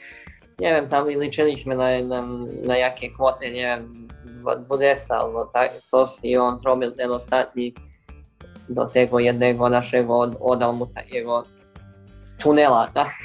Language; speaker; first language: Polish; non-native, learner; Serbian